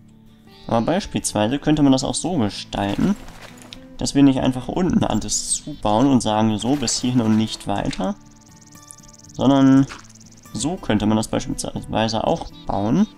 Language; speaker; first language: German; native; German